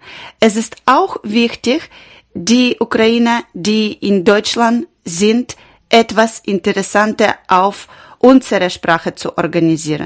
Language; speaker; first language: German; non-native, learner; Ukrainian